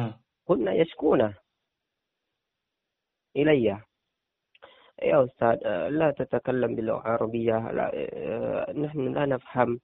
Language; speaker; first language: Arabic; non-native, learner; Indonesian